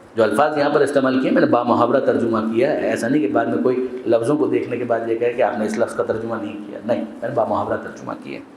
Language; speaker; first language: Urdu; non-native, local second language; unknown